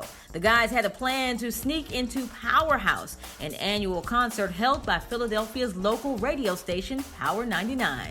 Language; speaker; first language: English; native; English